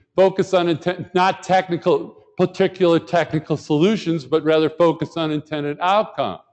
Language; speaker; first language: English; native; English